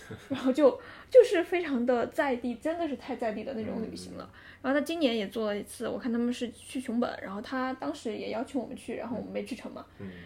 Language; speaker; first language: Chinese; native; Chinese